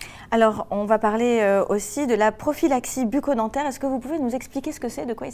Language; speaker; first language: French; native; French